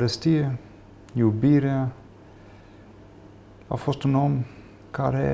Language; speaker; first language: Romanian; non-native, fluent; English